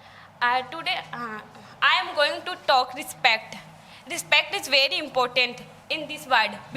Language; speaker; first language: English; non-native, learner; Hindi